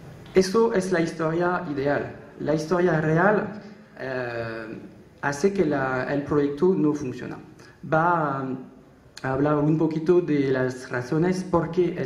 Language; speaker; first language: Spanish; non-native, learner; French